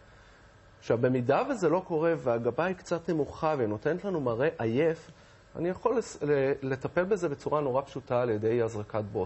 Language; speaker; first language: Hebrew; native; Hebrew